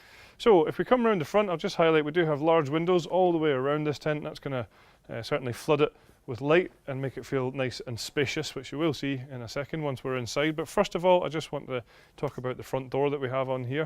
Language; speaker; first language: English; native; English